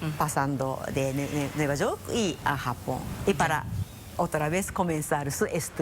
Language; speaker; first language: Spanish; non-native, fluent; Japanese